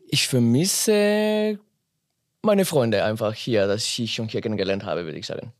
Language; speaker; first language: German; non-native, fluent; Spanish